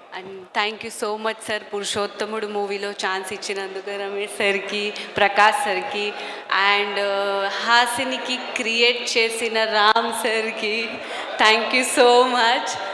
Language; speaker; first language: Telugu; non-native, fluent; Marathi